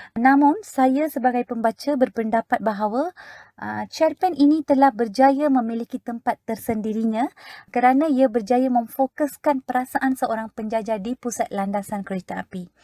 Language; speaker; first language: Malay; non-native, local second language; Tamil